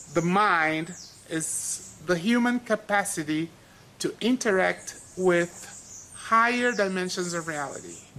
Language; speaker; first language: English; non-native, fluent; Portuguese